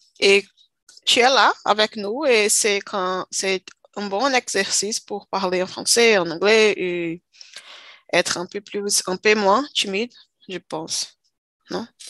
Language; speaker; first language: French; non-native, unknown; Portuguese